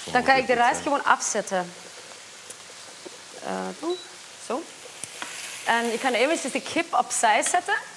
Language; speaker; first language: Dutch; non-native, fluent; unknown